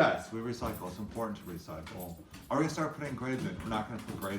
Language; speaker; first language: English; native; English